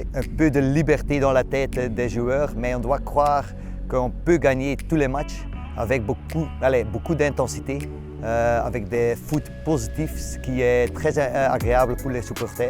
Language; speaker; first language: French; non-native, local second language; Dutch